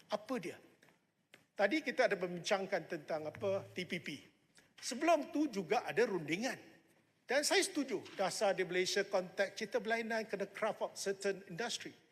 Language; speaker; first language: Malay; non-native, local second language; Chinese